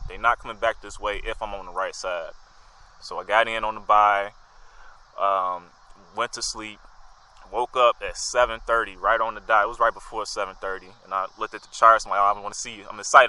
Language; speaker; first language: English; native; English